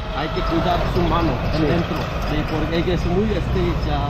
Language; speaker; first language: Spanish; non-native, learner; Hindi